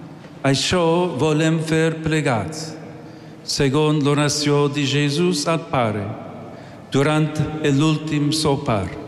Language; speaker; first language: Catalan; non-native, learner; English